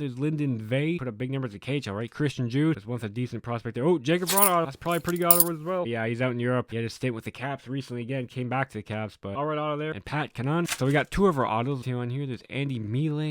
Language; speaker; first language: English; native; English